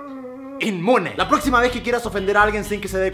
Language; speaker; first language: Spanish; native; Spanish